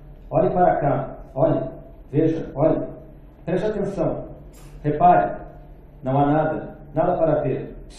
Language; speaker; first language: Portuguese; native; Portuguese